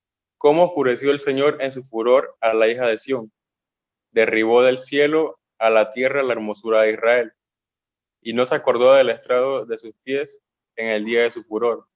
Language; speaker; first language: Spanish; native; Spanish